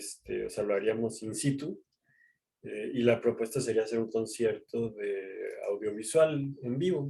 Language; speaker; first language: Spanish; native; Spanish